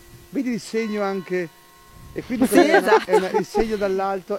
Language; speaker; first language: Italian; native; Italian